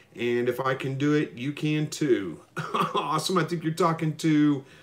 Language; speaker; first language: English; native; English